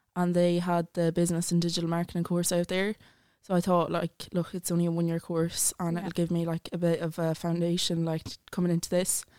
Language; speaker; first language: English; native; English